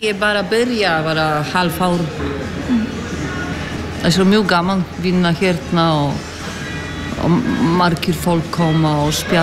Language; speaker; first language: Icelandic; non-native, learner; Polish